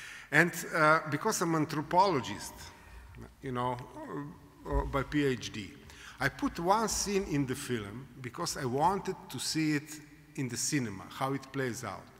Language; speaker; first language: English; non-native, fluent; Slovenian